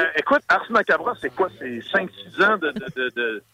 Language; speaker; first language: French; native; French